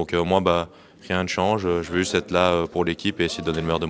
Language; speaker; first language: French; native; French